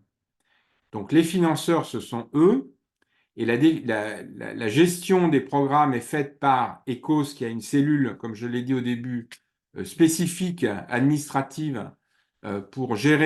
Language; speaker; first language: French; native; French